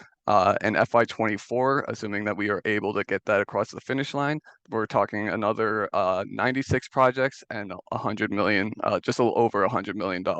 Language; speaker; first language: English; native; English